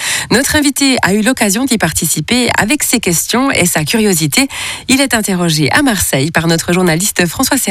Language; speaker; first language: French; native; French